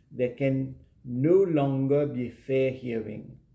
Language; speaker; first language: English; non-native, local second language; Morisyen